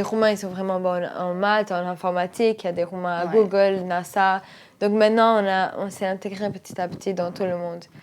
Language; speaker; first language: French; non-native, fluent; Romanian